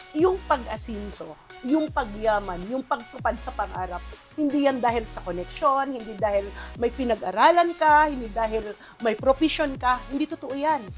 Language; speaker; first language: Filipino; non-native, local second language; Cebuano